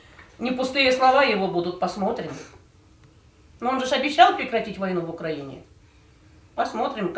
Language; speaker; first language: Russian; native; Russian